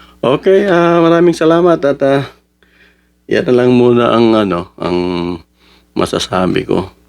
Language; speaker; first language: Filipino; non-native, local second language; Cebuano